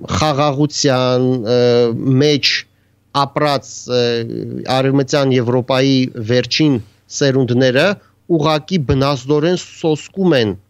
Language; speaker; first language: Armenian; native; Armenian